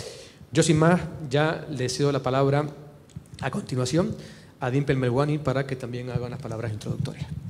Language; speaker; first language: Spanish; native; Spanish